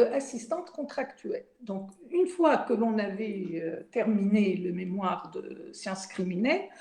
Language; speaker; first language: French; non-native, local second language; Arabic